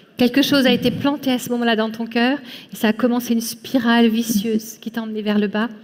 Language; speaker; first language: French; native; French